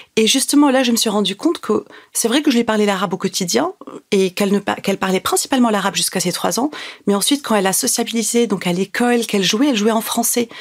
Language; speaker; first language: French; non-native, local second language; Arabic